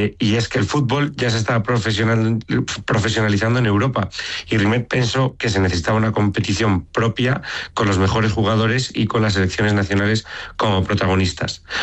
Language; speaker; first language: Spanish; native; Spanish